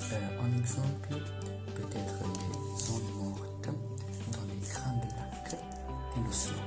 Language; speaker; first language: French; non-native, learner; Italian